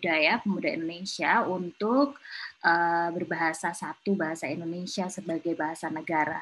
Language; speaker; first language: Indonesian; native; Indonesian